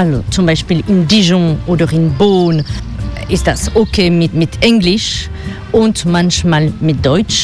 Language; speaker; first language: German; non-native, fluent; French